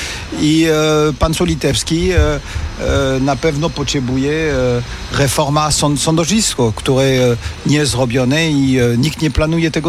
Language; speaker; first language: Polish; non-native, fluent; French